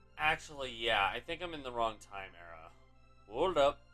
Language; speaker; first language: English; native; English